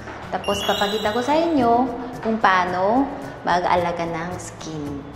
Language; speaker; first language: Filipino; non-native, fluent; Korean